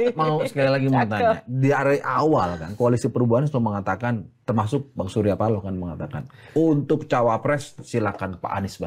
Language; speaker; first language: Indonesian; native; Indonesian